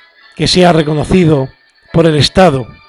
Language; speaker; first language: Spanish; native; Spanish